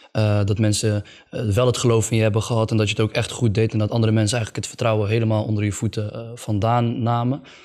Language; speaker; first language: Dutch; early bilingual, other home language; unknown